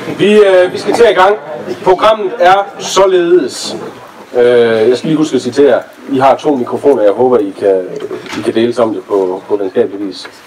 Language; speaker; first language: Danish; native; Danish